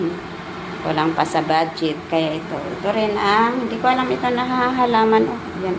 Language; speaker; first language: Filipino; native; Filipino